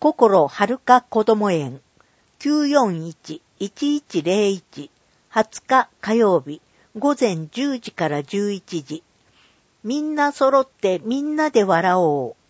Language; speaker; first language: Japanese; native; Japanese